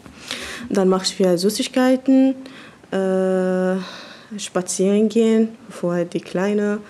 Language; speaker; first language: German; non-native, learner; Arabic